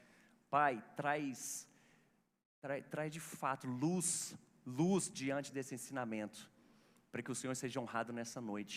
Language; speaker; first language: Portuguese; native; Portuguese